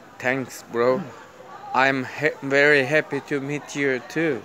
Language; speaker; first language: English; non-native, fluent; Turkish